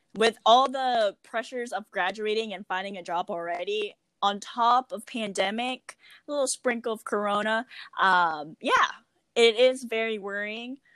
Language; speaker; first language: English; native; English